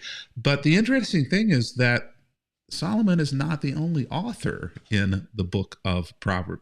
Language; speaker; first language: English; native; English